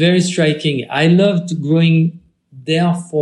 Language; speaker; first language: English; non-native, fluent; French